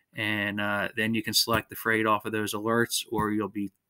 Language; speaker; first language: English; native; English